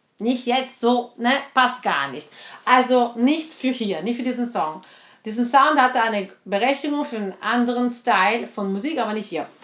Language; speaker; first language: German; non-native, fluent; Italian